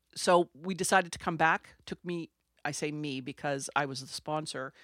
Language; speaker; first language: English; non-native, fluent; French